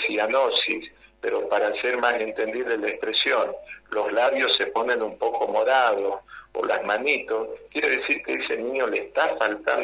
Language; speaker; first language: Spanish; native; Spanish